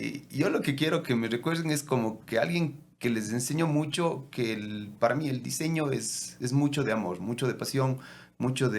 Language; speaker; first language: Spanish; native; Spanish